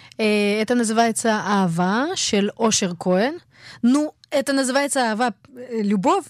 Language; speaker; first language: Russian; early bilingual, heritage; Russian